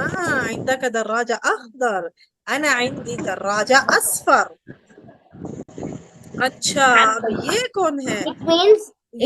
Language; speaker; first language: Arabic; non-native, fluent; Urdu